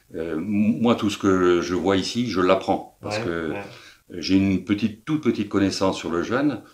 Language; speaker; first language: French; native; French